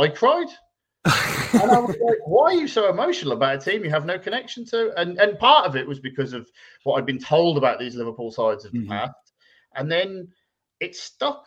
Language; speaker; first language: English; native; English